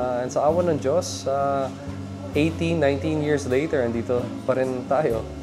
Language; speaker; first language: Filipino; non-native, local second language; Cebuano